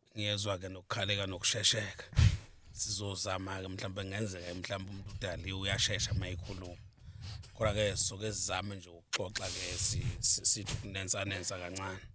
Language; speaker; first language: Zulu; native; Zulu